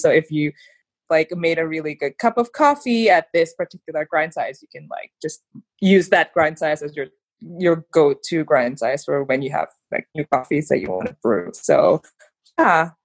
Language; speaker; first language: English; non-native, local second language; Filipino